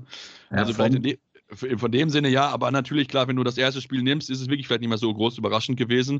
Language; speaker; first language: German; native; German